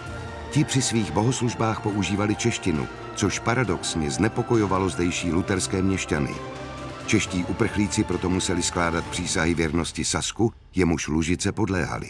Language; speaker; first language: Czech; native; Czech